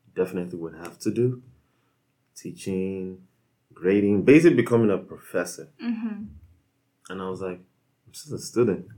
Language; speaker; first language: English; non-native, local second language; Igbo